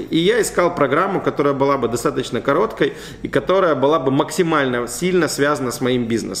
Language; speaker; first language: Russian; native; Russian